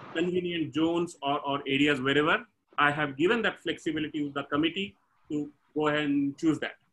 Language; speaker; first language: English; non-native, local second language; Bangla